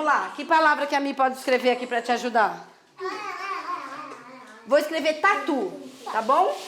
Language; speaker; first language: Portuguese; native; Portuguese